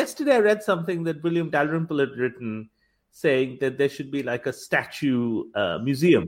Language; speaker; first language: English; non-native, local second language; Bangla